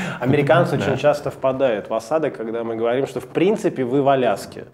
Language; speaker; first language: Russian; native; Russian